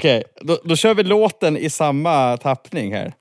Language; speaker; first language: Swedish; native; Swedish